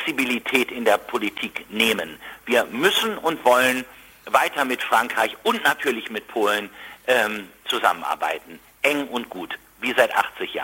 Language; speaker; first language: German; native; German